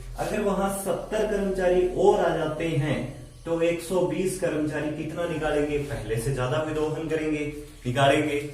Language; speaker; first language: Hindi; native; Hindi